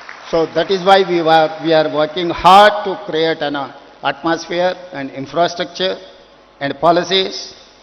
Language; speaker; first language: English; non-native, local second language; Telugu